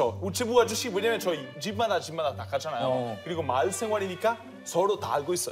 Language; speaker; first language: Korean; non-native, fluent; Italian